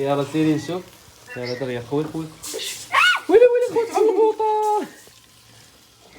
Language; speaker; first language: Arabic; native; Arabic